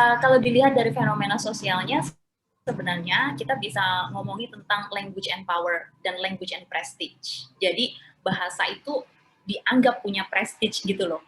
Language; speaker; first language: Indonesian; non-native, local second language; Javanese